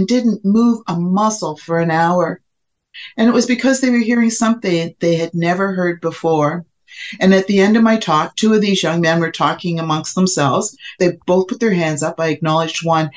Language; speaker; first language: English; native; English